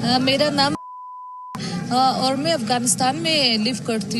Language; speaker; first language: Hindi; non-native, fluent; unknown